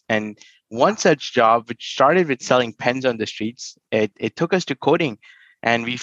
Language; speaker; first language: English; non-native, local second language; Hindi